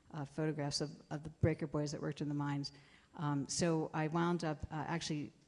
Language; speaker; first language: English; native; English